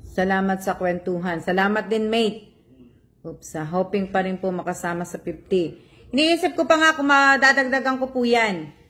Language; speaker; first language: Filipino; native; Filipino